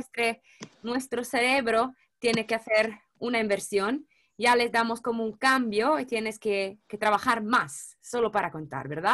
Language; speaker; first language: Spanish; non-native, fluent; Italian